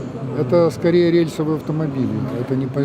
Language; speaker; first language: Russian; native; Russian